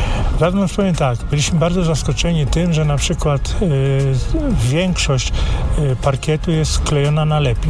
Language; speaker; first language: Polish; native; Polish